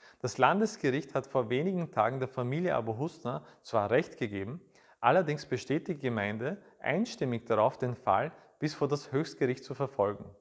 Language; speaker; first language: German; early bilingual, other home language; Turkish